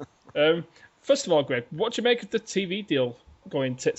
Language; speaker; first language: English; native; English